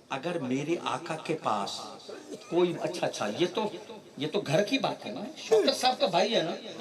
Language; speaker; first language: Urdu; non-native, local second language; Saraiki